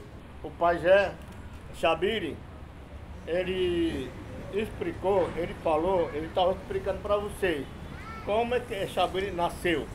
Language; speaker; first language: Portuguese; non-native, local second language; Yanomámi